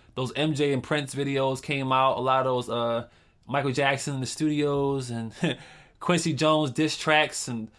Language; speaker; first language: English; native; English